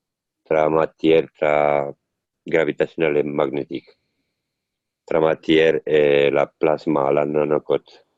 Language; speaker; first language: French; non-native, learner; Italian